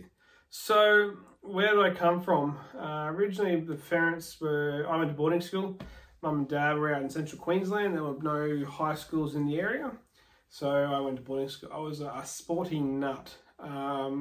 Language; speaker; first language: English; native; English